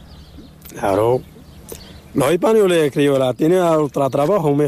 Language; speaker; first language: Spanish; non-native, learner; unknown